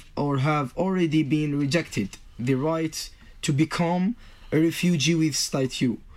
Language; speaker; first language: English; non-native, fluent; Arabic